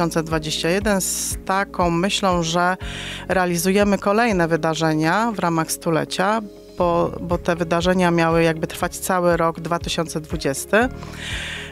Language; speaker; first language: Polish; native; Polish